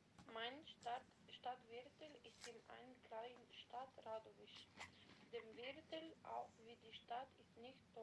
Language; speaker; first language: German; non-native, learner; Macedonian